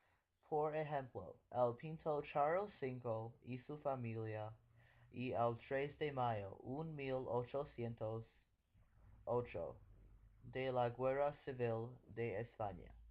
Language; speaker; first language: Spanish; non-native, learner; English